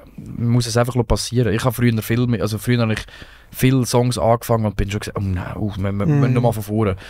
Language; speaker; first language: German; native; German